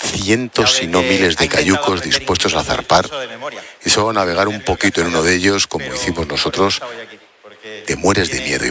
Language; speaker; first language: Spanish; native; Spanish